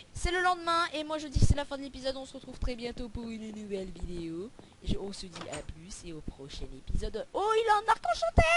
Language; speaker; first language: French; native; French